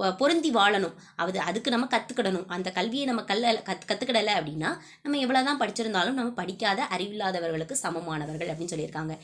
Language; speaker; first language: Tamil; native; Tamil